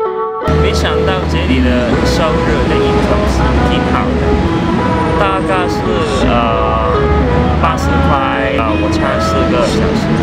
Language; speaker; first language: Chinese; non-native, local second language; Cantonese